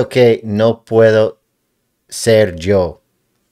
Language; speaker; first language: Spanish; non-native, learner; English